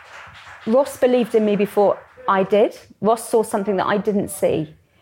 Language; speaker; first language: English; native; English